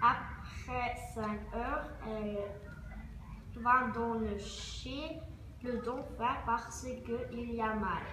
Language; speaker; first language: French; non-native, learner; German